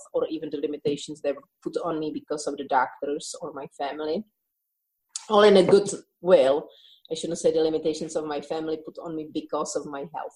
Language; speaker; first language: English; non-native, fluent; Czech